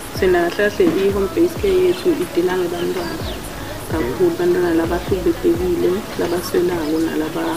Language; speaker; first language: Zulu; non-native, local second language; Swati